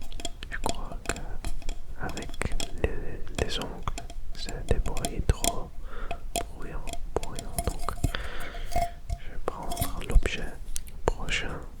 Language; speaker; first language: French; non-native, learner; Dutch